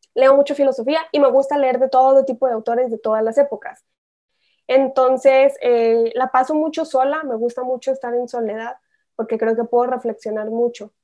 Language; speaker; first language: Spanish; native; Spanish